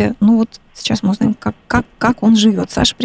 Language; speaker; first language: Russian; native; Russian